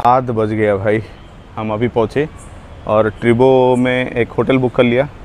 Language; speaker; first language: Hindi; non-native, local second language; Odia